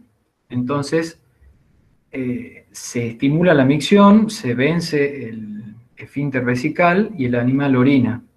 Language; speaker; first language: Spanish; native; Spanish